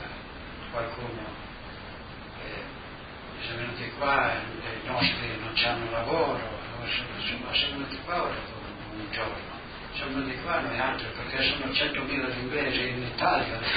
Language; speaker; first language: Italian; non-native, local second language; Slovenian